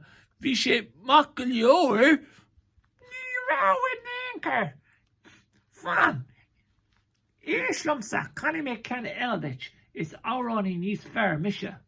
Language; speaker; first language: Irish; non-native, local second language; English